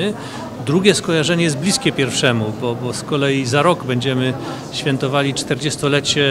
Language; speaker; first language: Polish; native; Polish